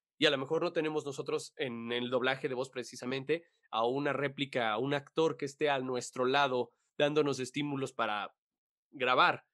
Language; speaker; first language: Spanish; native; Spanish